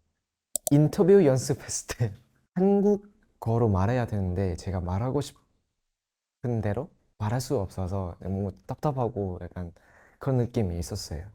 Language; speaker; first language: Korean; non-native, local second language; Thai